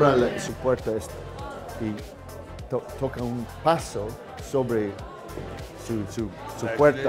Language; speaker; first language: Spanish; non-native, learner; English